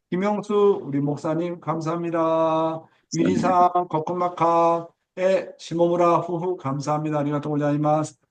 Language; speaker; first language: Korean; native; Korean